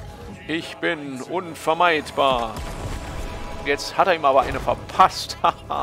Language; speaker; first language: German; native; German